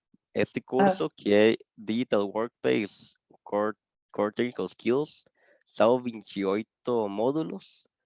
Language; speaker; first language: Portuguese; non-native, fluent; Spanish